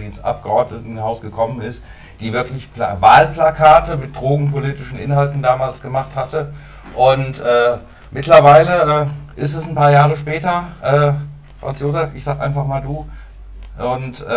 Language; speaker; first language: German; native; German